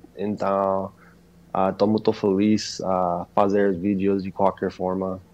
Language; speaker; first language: Portuguese; non-native, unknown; English